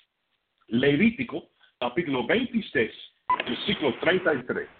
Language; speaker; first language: Spanish; non-native, fluent; English